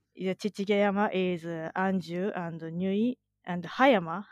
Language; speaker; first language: English; non-native, learner; Japanese